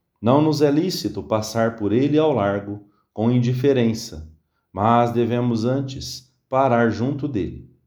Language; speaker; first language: Portuguese; native; Portuguese